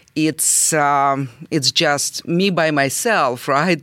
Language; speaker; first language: English; non-native, fluent; Russian